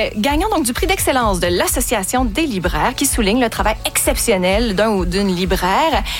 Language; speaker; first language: French; native; French